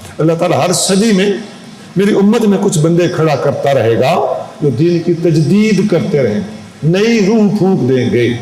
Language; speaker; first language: Urdu; non-native, local second language; Punjabi